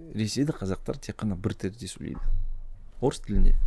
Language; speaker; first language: Kazakh; non-native, local second language; Russian